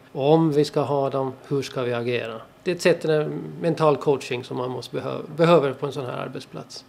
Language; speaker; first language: Swedish; native; Swedish